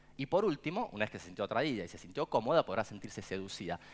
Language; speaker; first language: Spanish; native; Spanish